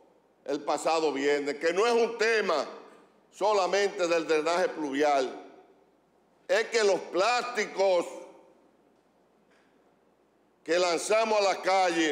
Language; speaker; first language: Spanish; native; Spanish